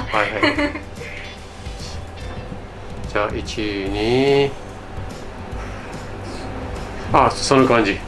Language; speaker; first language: Japanese; non-native, fluent; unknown